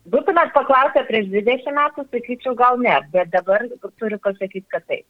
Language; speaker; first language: Lithuanian; native; Lithuanian